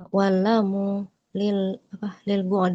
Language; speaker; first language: Arabic; non-native, learner; Indonesian